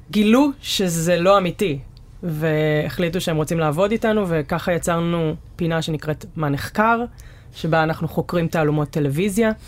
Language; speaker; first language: Hebrew; native; Hebrew